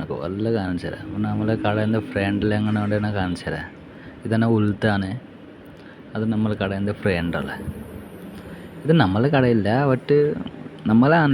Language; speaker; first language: Malayalam; non-native, learner; Hindi